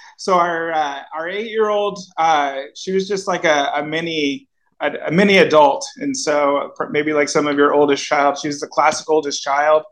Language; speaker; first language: English; native; English